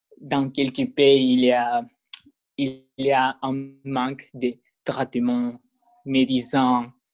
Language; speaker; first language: French; non-native, learner; Spanish